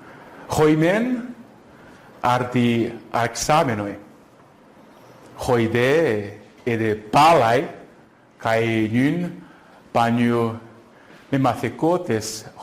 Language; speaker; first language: Greek; non-native, fluent; Portuguese